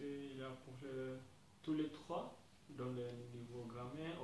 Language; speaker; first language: French; non-native, learner; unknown